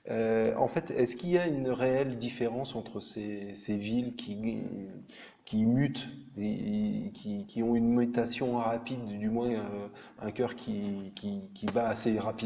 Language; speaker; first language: French; native; French